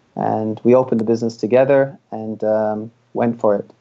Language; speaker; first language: English; early bilingual, other home language; Hebrew